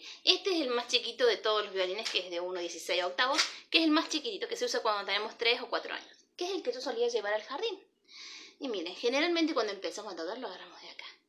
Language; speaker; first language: Spanish; native; Spanish